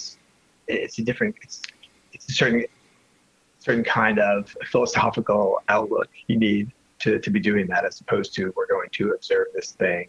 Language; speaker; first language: English; native; English